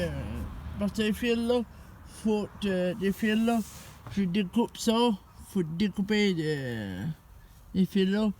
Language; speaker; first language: French; non-native, learner; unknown